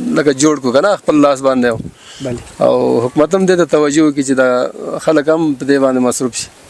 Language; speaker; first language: Pashto; non-native, local second language; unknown